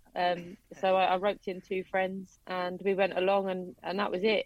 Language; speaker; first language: English; native; English